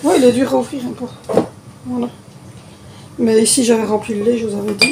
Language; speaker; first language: French; native; French